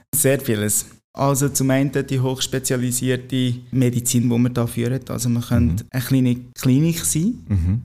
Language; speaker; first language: German; non-native, fluent; Portuguese